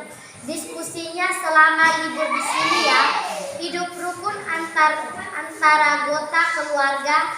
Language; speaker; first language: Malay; non-native, local second language; Tetum